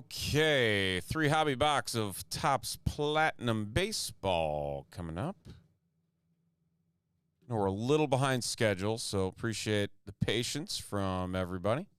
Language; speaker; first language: English; native; English